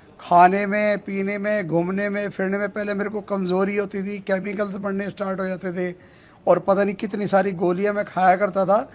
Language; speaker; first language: Hindi; native; Hindi